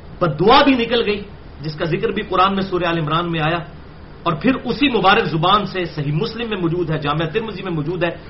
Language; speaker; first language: Urdu; non-native, local second language; Punjabi